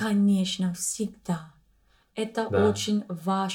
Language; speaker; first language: Russian; non-native, learner; English